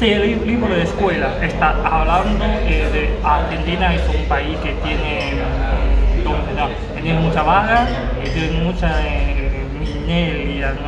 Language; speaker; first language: Spanish; non-native, learner; Chinese